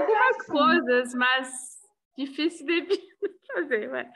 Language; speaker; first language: Portuguese; non-native, fluent; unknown